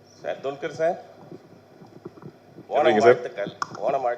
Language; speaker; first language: Tamil; native; Tamil